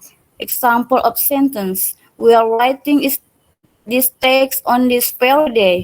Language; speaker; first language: English; non-native, learner; Indonesian